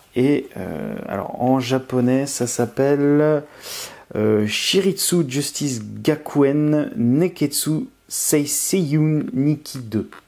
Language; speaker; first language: French; native; French